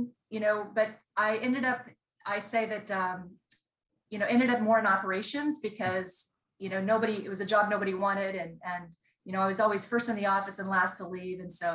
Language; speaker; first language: English; native; English